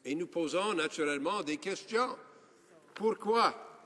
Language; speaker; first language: French; non-native, local second language; English